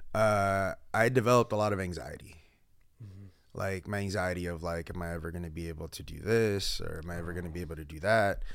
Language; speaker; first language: English; early bilingual, other home language; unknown